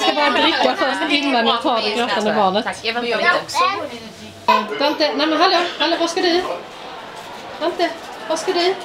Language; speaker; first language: Swedish; native; Swedish